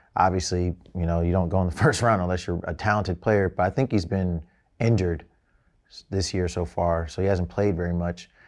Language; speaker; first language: English; native; English